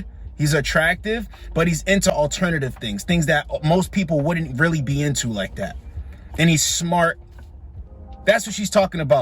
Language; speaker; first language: English; native; English